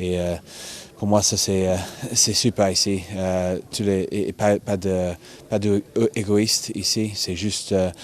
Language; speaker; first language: French; non-native, fluent; English